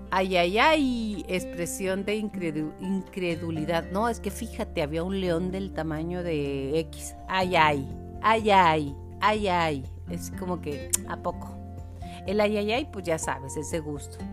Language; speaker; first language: Spanish; native; Spanish